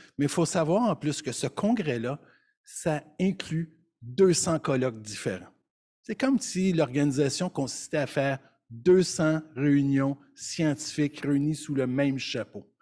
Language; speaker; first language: French; native; French